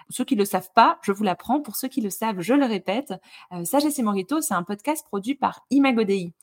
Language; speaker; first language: French; native; French